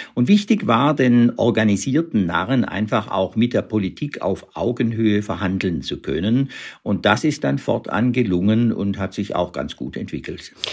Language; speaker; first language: German; native; German